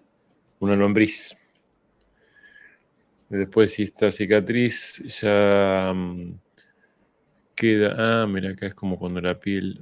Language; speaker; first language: Spanish; native; Spanish